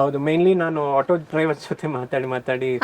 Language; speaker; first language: Kannada; non-native, learner; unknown